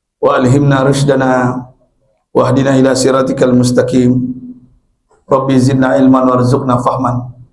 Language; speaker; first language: Indonesian; non-native, local second language; Minangkabau